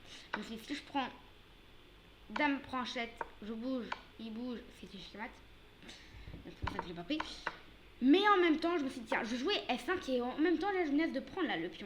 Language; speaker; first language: French; native; French